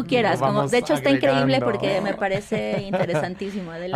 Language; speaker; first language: Spanish; native; Spanish